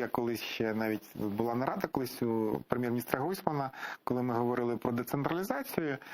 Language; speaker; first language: Ukrainian; native; Ukrainian